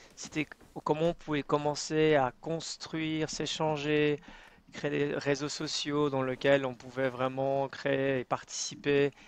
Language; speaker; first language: French; native; French